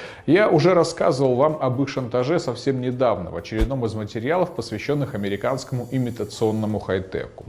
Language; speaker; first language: Russian; native; Russian